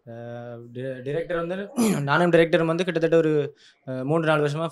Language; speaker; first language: Tamil; native; Tamil